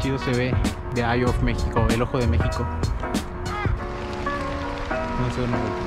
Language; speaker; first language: Spanish; native; Spanish